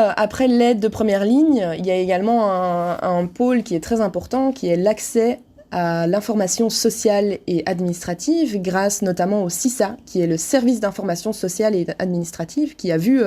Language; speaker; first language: French; native; French